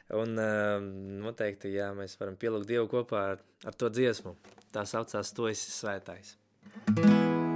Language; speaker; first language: Latvian; non-native, local second language; Russian